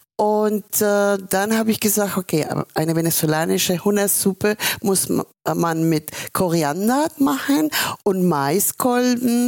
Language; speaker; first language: German; non-native, fluent; Spanish